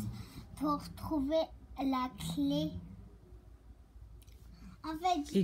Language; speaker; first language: French; early bilingual, other home language; Turkish